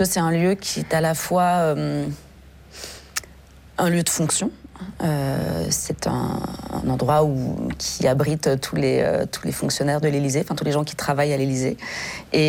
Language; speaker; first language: French; native; French